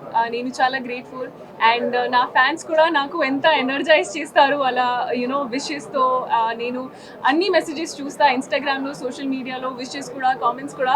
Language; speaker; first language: Telugu; non-native, fluent; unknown